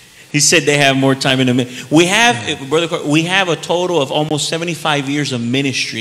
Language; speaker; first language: English; early bilingual, other home language; Spanish